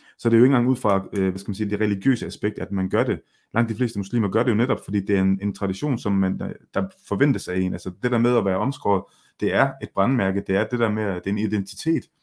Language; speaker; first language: Danish; early bilingual, other home language; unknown